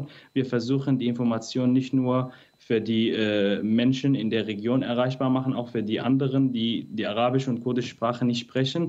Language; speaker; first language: German; non-native, fluent; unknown